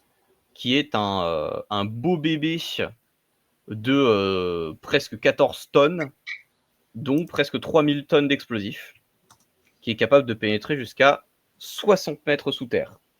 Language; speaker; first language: French; native; French